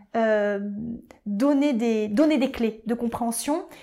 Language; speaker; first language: French; native; French